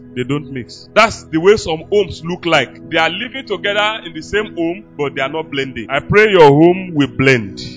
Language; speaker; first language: English; non-native, local second language; Yoruba